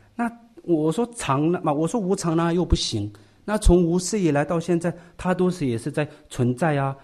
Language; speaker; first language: Chinese; non-native, local second language; Tibetan